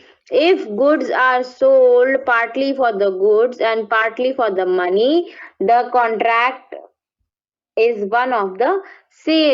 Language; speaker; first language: English; non-native, local second language; Hindi